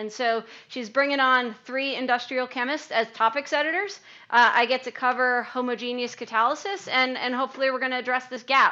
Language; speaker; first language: English; native; English